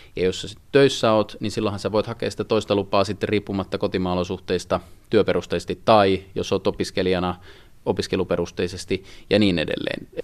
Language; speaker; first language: Finnish; native; Finnish